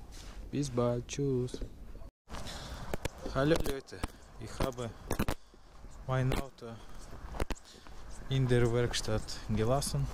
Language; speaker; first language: German; non-native, learner; Russian